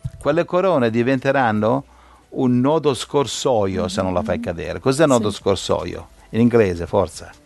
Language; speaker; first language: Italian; native; Italian